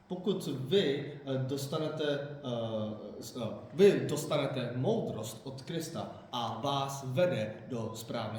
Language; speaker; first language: Czech; non-native, fluent; Korean